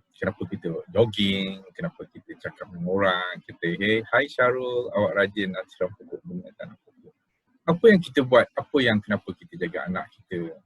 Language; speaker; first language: Malay; native; Malay